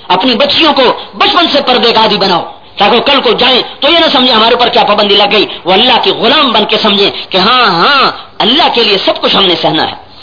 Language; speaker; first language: Urdu; non-native, local second language; Punjabi